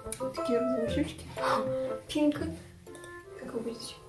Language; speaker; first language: Korean; non-native, learner; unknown